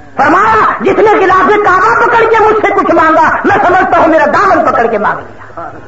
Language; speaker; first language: Urdu; non-native, local second language; Saraiki